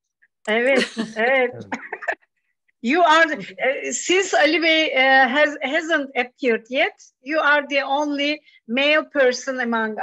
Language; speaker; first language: English; non-native, fluent; Turkish